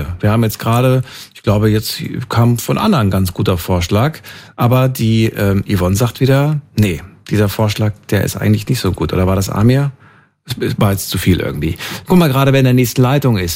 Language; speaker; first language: German; native; German